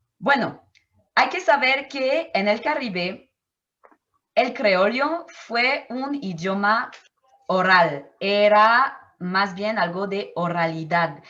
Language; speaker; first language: Spanish; non-native, fluent; French